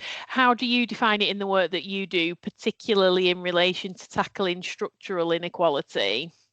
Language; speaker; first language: English; native; English